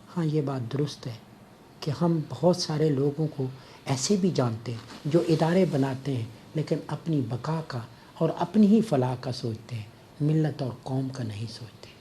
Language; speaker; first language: Urdu; native; Urdu